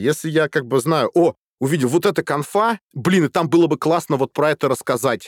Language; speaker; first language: Russian; native; Russian